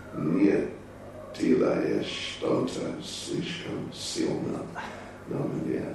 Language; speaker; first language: Russian; non-native, learner; English